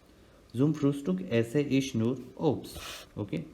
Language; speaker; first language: German; non-native, learner; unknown